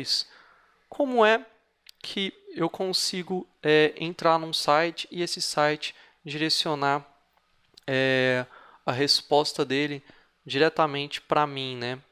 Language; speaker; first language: Portuguese; native; Portuguese